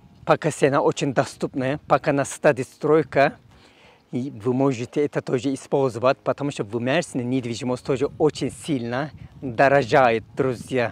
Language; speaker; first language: Russian; non-native, fluent; Turkish